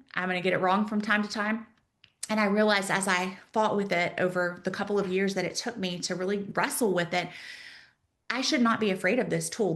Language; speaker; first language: English; native; English